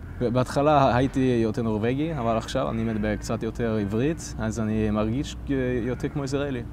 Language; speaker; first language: Hebrew; non-native, learner; Norwegian